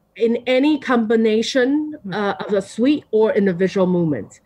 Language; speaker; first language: English; non-native, fluent; Chinese